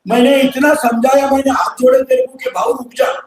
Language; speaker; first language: Hindi; non-native, local second language; Marathi